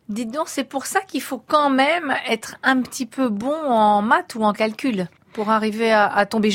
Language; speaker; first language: French; native; French